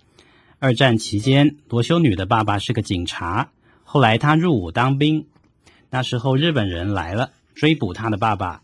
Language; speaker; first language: Chinese; native; Chinese